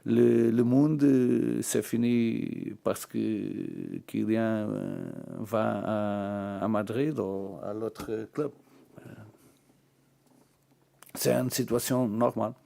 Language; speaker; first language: French; non-native, learner; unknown